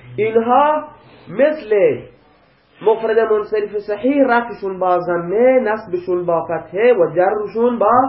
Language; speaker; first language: Persian; non-native, local second language; Baluchi